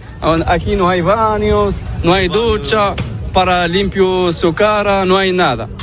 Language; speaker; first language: Spanish; non-native, learner; Arabic